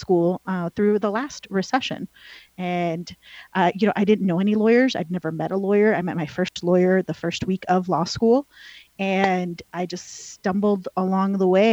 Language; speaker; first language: English; early bilingual, other home language; Spanish